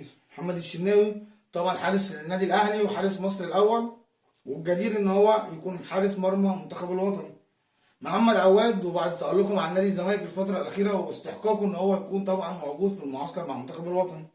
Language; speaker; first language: Arabic; native; Arabic